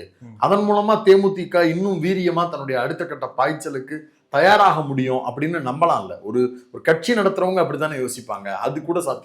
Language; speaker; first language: Tamil; native; Tamil